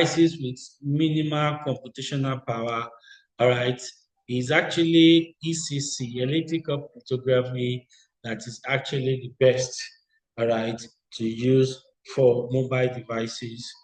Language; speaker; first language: English; non-native, local second language; Yoruba